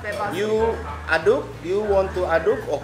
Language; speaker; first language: English; non-native, learner; Indonesian